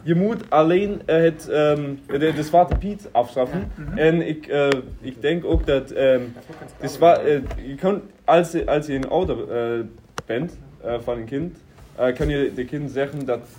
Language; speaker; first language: Dutch; non-native, learner; German